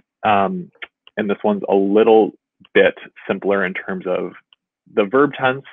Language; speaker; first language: English; native; English